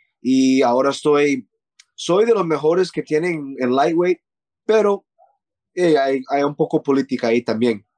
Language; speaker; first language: Spanish; early bilingual, heritage; Spanish